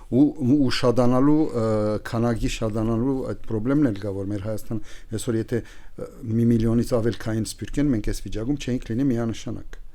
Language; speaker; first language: Armenian; early bilingual, heritage; Armenian